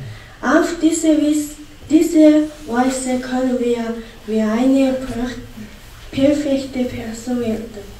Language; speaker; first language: German; non-native, learner; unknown